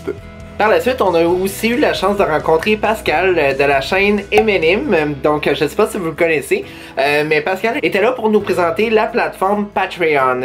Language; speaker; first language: French; native; French